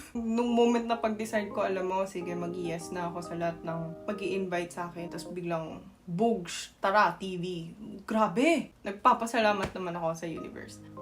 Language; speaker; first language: Filipino; non-native, fluent; Korean